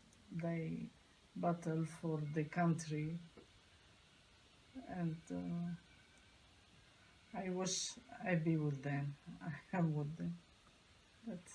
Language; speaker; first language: English; non-native, learner; Arabic